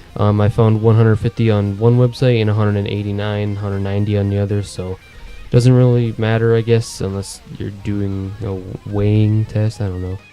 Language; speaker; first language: English; native; English